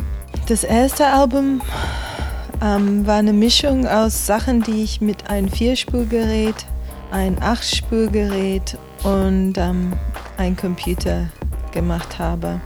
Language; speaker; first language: German; non-native, fluent; English